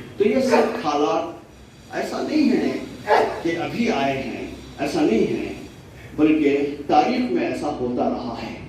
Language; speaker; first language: Urdu; native; Urdu